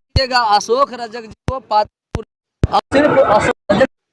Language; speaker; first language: Hindi; native; Hindi